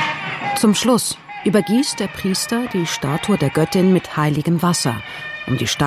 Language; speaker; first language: German; native; German